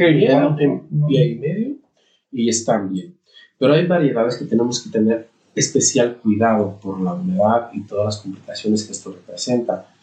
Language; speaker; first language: Spanish; native; Spanish